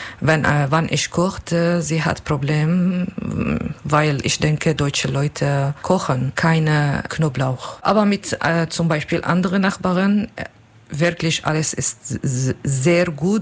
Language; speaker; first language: German; non-native, learner; Kurdish